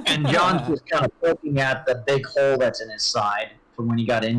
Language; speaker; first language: English; native; English